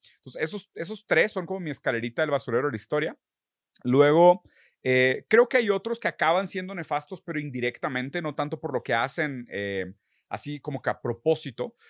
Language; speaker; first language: Spanish; early bilingual, other home language; Portuguese